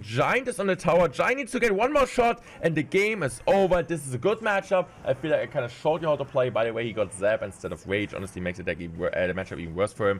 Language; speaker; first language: English; non-native, fluent; German